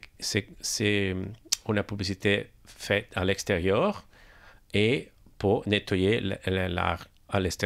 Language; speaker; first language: French; non-native, learner; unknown